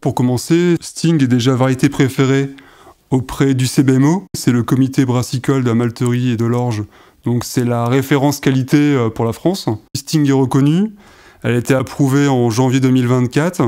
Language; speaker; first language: French; native; French